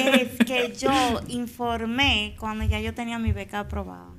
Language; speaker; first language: Spanish; native; Spanish